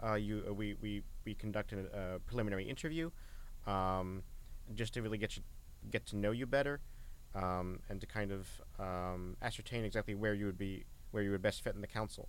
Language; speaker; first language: English; native; English